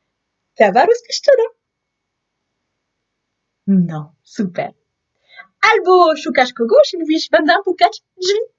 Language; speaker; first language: Polish; non-native, learner; French